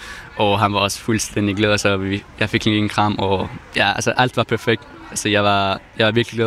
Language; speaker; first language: Danish; non-native, fluent; Persian